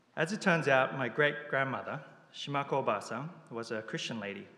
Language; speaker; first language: English; early bilingual, other home language; Japanese